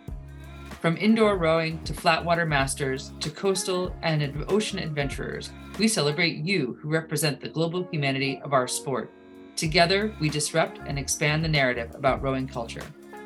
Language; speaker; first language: English; native; English